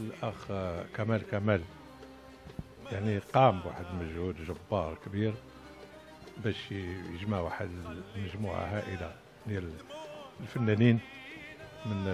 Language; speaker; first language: Arabic; native; Arabic